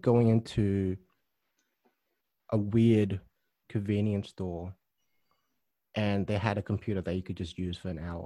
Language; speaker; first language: English; native; English